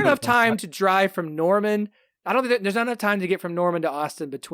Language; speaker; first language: English; native; English